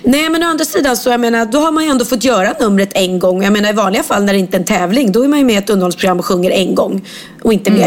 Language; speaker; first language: Swedish; native; Swedish